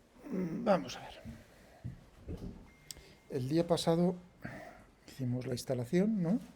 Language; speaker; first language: Spanish; native; Spanish